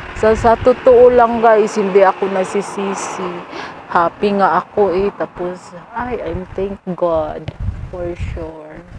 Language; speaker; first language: Filipino; non-native, local second language; Cebuano